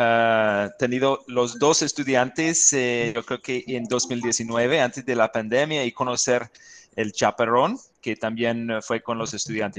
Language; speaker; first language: Spanish; non-native, fluent; English